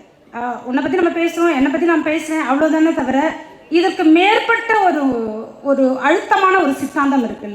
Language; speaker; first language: Tamil; native; Tamil